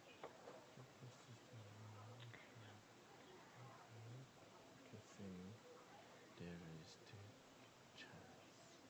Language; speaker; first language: English; non-native, learner; Korean